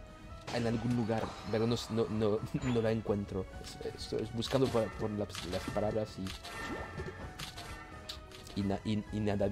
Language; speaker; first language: Spanish; non-native, learner; French